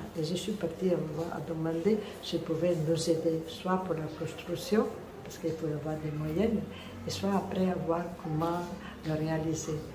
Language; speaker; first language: French; non-native, fluent; Italian